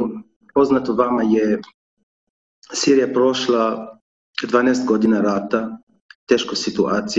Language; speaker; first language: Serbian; non-native, learner; Arabic